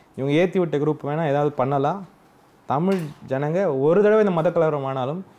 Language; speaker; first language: Tamil; native; Tamil